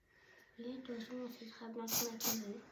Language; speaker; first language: French; native; French